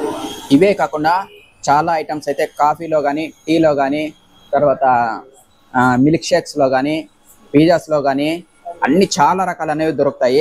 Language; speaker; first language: Telugu; native; Telugu